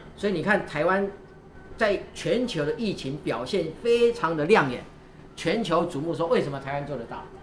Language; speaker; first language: Chinese; native; Chinese